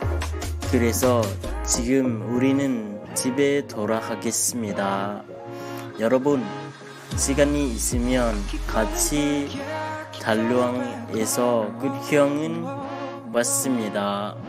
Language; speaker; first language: Korean; non-native, learner; Hmong